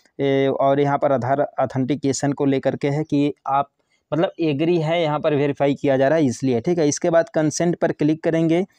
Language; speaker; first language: Hindi; native; Hindi